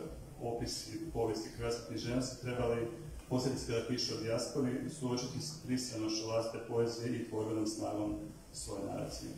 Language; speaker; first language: Croatian; native; Croatian